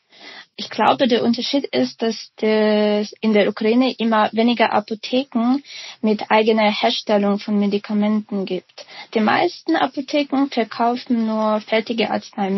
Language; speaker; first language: German; non-native, fluent; Ukrainian